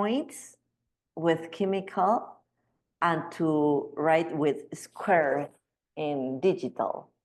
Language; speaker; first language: English; non-native, learner; Spanish